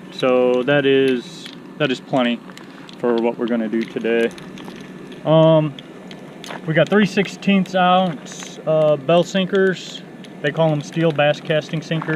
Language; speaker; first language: English; native; English